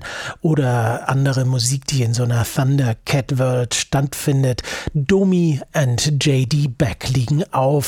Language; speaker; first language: German; native; German